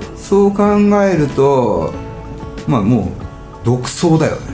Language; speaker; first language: Japanese; native; Japanese